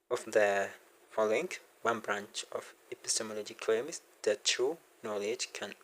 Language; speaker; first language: English; non-native, local second language; Amharic